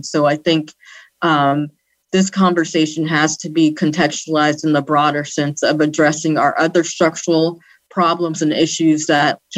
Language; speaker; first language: English; native; English